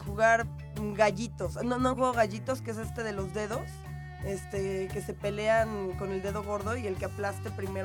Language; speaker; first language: Spanish; native; Spanish